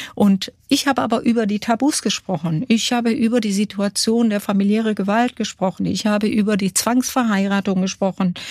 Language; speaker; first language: German; early bilingual, other home language; Kurdish